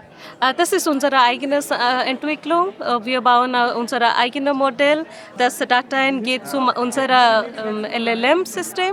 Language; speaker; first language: German; non-native, learner; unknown